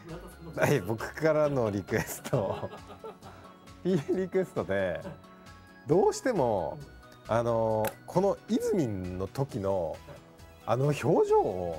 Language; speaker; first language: Japanese; native; Japanese